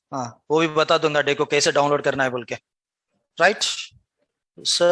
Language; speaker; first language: Hindi; non-native, local second language; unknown